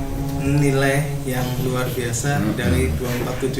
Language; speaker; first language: Indonesian; native; Indonesian